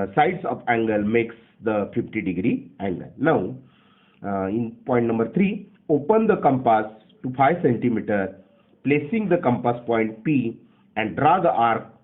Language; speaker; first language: English; non-native, local second language; Marathi